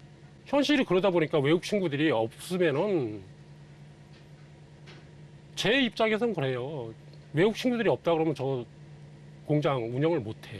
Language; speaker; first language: Korean; native; Korean